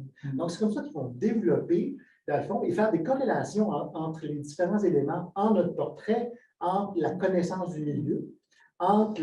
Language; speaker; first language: French; native; French